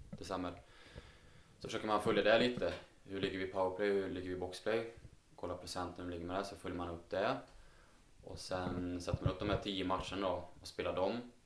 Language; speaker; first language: Swedish; native; Swedish